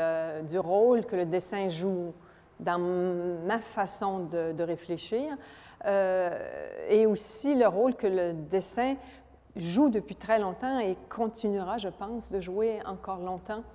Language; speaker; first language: French; native; French